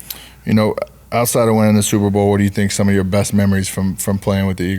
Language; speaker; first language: English; native; English